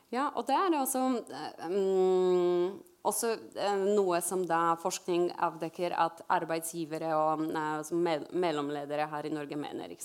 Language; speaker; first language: Norwegian; non-native, fluent; Polish